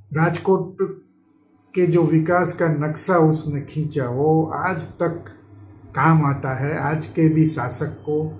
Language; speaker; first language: Hindi; non-native, local second language; Gujarati